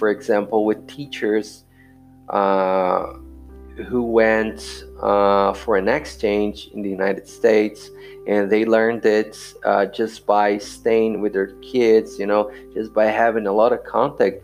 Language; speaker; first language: English; non-native, fluent; Portuguese